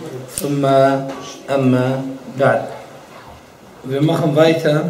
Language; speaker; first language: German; non-native, fluent; Arabic